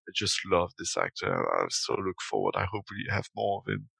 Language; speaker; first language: English; non-native, fluent; French